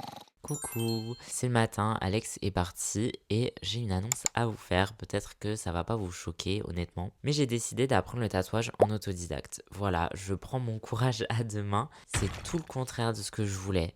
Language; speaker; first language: French; native; French